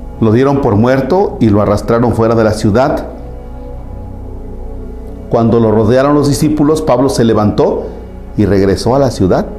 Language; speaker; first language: Spanish; native; Spanish